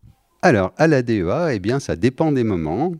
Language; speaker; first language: French; native; French